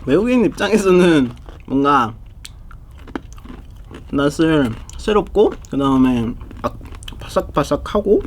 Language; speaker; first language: Korean; non-native, fluent; Kinyarwanda